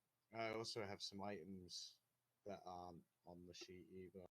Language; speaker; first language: English; native; English